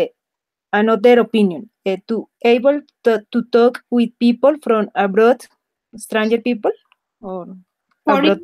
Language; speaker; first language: English; non-native, learner; Spanish